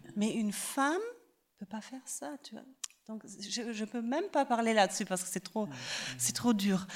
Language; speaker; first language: French; non-native, fluent; German